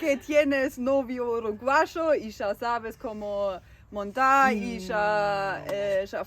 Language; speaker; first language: Spanish; non-native, fluent; German